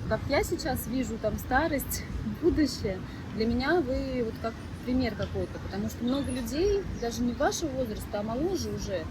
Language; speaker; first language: Russian; native; Russian